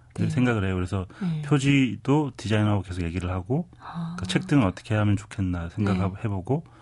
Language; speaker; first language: Korean; native; Korean